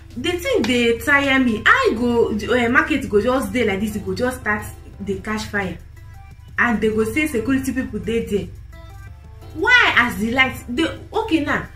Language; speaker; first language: Nigerian Pidgin; non-native, local second language; Igbo